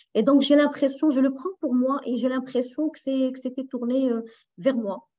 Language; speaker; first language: French; non-native, local second language; Arabic